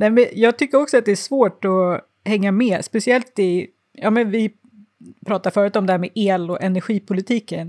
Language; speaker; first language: Swedish; native; Swedish